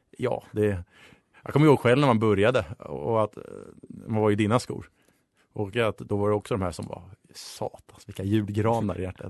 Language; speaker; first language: Swedish; native; Swedish